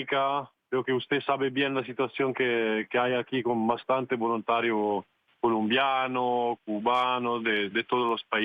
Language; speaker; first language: Spanish; non-native, fluent; Italian